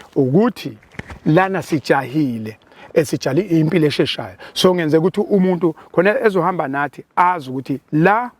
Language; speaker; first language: Zulu; native; Zulu